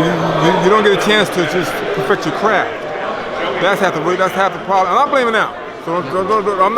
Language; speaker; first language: English; native; English